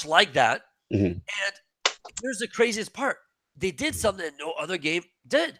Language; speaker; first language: English; non-native, fluent; French